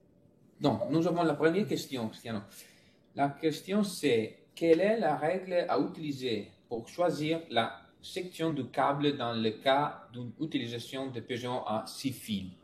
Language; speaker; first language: French; non-native, fluent; Italian